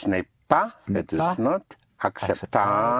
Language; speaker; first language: French; non-native, fluent; English